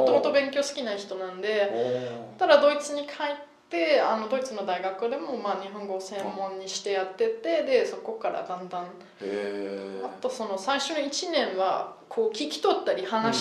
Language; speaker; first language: Japanese; non-native, fluent; German